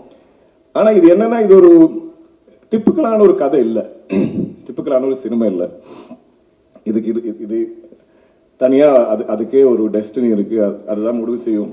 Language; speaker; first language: Tamil; non-native, local second language; Malayalam